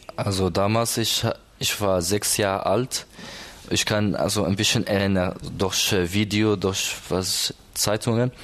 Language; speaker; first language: German; non-native, learner; Arabic